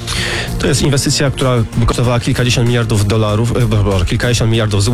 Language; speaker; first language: Polish; native; Polish